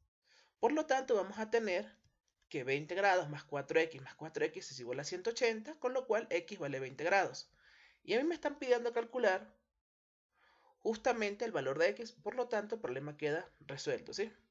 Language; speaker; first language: Spanish; native; Spanish